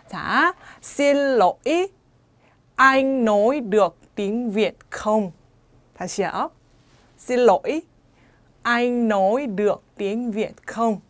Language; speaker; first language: Vietnamese; non-native, fluent; Korean